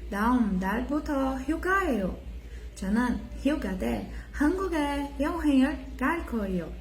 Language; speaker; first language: Korean; non-native, learner; Portuguese